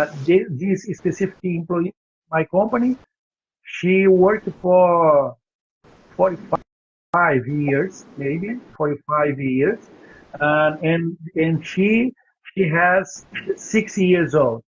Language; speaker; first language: English; non-native, learner; Portuguese